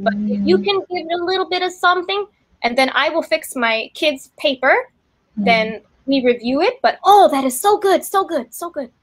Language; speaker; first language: English; non-native, fluent; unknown